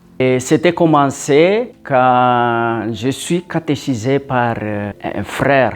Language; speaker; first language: French; non-native, local second language; Malagasy